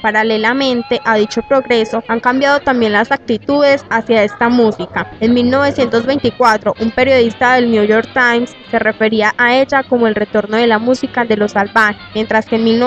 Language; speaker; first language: Spanish; native; Spanish